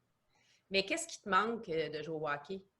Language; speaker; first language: French; native; French